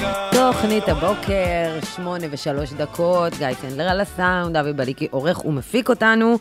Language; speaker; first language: Hebrew; native; Hebrew